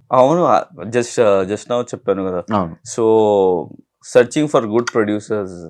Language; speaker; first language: Telugu; non-native, learner; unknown